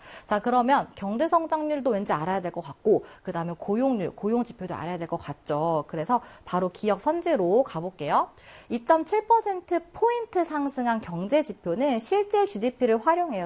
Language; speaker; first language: Korean; native; Korean